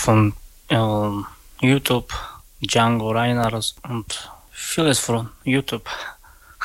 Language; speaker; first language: German; non-native, learner; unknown